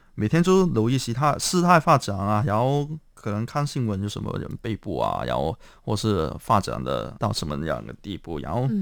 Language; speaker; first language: Chinese; non-native, local second language; Cantonese